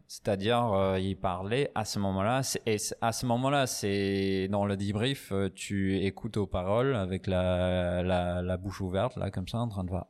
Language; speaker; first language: French; non-native, fluent; English